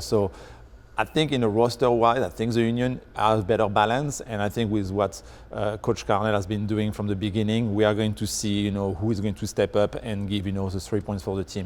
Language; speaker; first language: English; non-native, fluent; French